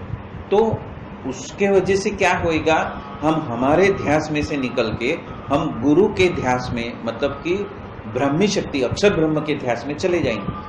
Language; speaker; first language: Hindi; non-native, local second language; Gujarati